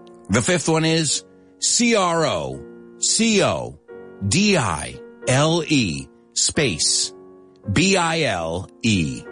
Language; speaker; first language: English; early bilingual, other home language; Spanish